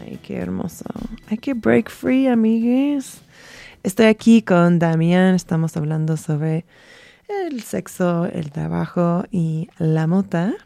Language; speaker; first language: Spanish; early bilingual, heritage; Spanish